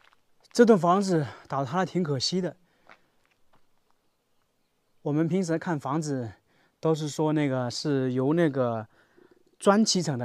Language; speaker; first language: Chinese; native; Chinese